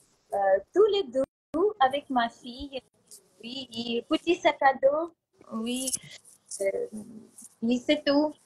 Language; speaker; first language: French; non-native, learner; Ukrainian